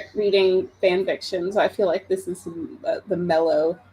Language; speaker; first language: English; native; English